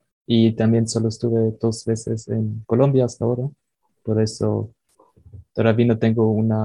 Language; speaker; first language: Spanish; early bilingual, heritage; Spanish